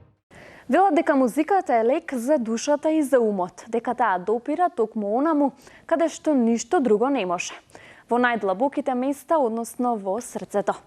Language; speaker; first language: Macedonian; native; Macedonian